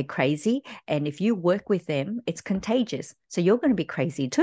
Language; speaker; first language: English; early bilingual, other home language; Vietnamese